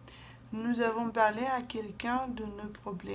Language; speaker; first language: French; non-native, fluent; Russian